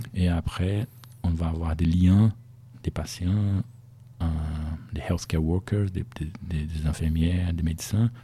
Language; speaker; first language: French; non-native, fluent; Portuguese